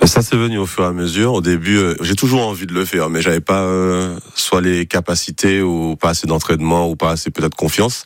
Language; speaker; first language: French; native; French